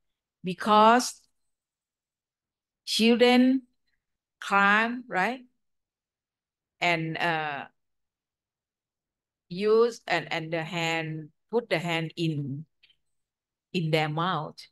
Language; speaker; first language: English; non-native, fluent; Thai